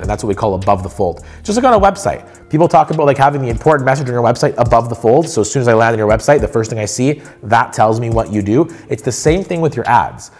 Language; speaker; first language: English; native; English